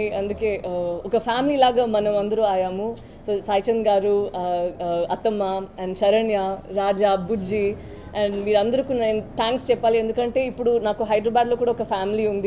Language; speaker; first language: Telugu; non-native, learner; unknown